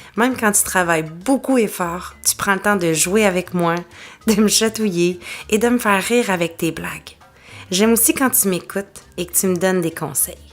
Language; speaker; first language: French; native; French